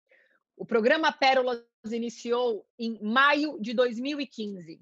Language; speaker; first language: Spanish; non-native, learner; Portuguese